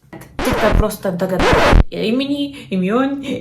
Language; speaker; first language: Russian; non-native, learner; English